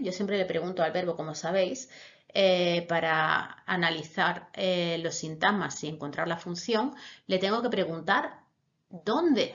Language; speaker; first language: Spanish; native; Spanish